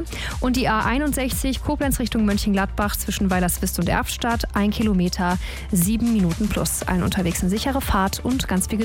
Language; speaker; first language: German; native; German